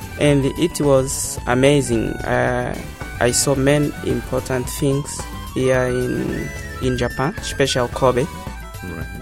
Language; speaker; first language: English; non-native, local second language; Portuguese